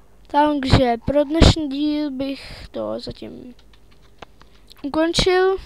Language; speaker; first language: Czech; native; Czech